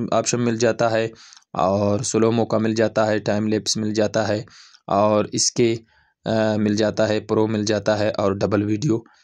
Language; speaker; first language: Urdu; non-native, local second language; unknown